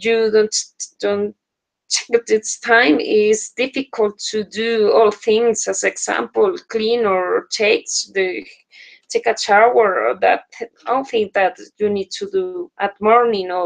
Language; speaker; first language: English; non-native, learner; Spanish